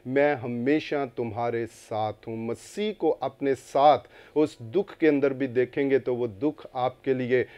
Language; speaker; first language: Urdu; non-native, local second language; Punjabi